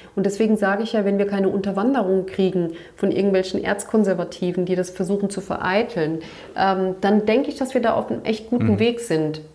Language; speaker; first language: German; early bilingual, other home language; Turkish